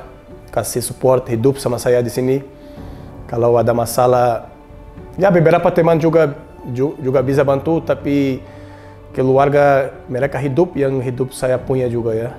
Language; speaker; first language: Indonesian; non-native, learner; Portuguese